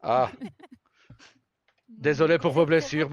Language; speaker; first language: French; native; French